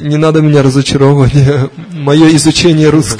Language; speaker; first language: Russian; native; Russian